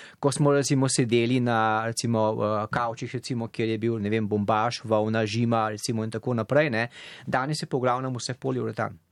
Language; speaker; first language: Slovenian; native; Slovenian